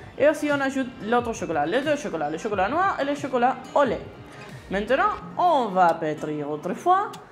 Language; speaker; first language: French; non-native, learner; Spanish